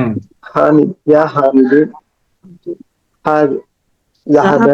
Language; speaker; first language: Arabic; non-native, learner; Tamil